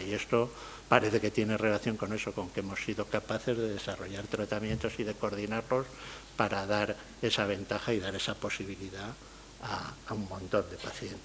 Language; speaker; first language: Spanish; native; Spanish